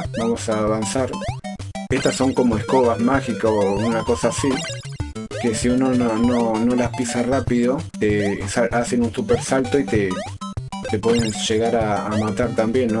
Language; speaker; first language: Spanish; native; Spanish